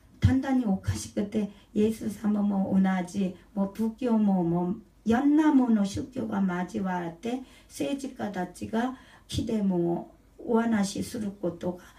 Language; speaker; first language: Japanese; non-native, learner; Korean